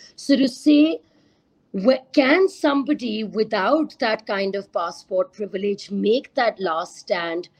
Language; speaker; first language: English; non-native, local second language; Urdu